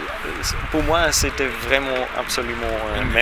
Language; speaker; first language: French; non-native, learner; German